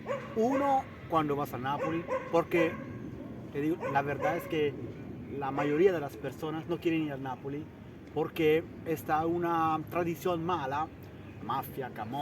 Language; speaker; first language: Spanish; early bilingual, heritage; Italian